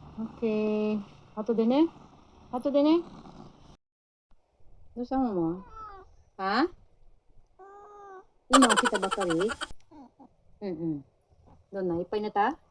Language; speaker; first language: Japanese; non-native, fluent; Filipino